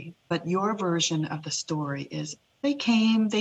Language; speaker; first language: English; early bilingual, other home language; Lao